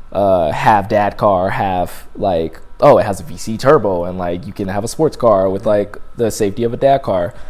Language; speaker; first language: English; native; English